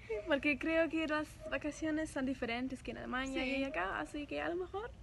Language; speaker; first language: Spanish; non-native, fluent; German